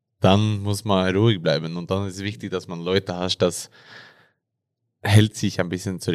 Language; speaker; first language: German; non-native, learner; Norwegian